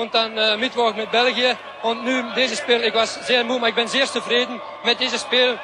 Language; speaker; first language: German; non-native, learner; Dutch